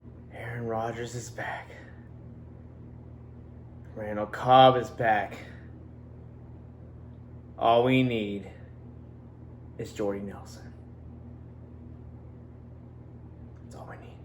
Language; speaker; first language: English; native; English